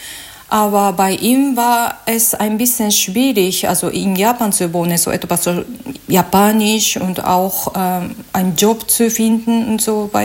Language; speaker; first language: German; non-native, learner; Japanese